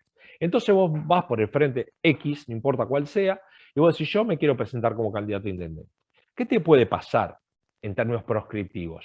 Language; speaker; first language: Spanish; native; Spanish